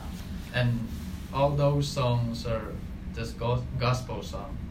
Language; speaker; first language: English; non-native, learner; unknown